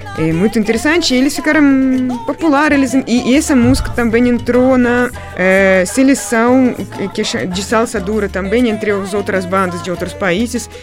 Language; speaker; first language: Portuguese; non-native, fluent; Russian